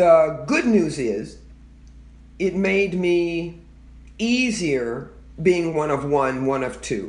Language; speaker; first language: English; native; English